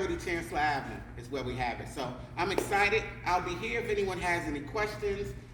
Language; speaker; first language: English; native; English